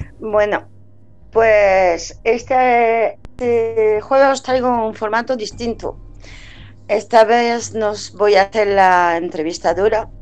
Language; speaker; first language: Spanish; non-native, fluent; French